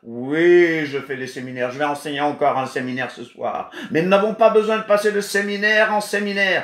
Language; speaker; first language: French; non-native, fluent; Kabuverdianu